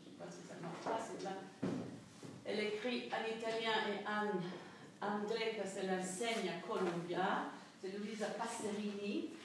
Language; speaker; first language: French; non-native, fluent; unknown